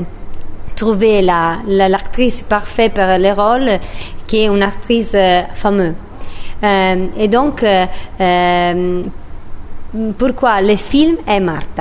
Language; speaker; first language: French; non-native, learner; Italian